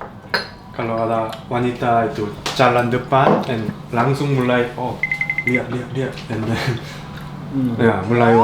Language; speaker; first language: Indonesian; non-native, learner; Korean